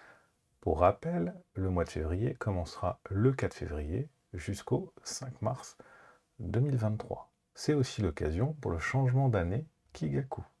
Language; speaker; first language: French; native; French